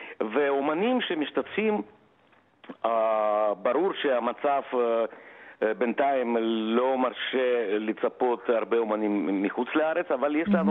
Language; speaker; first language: Hebrew; non-native, fluent; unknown